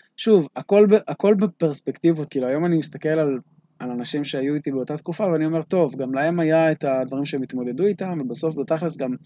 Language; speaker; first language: Hebrew; native; Hebrew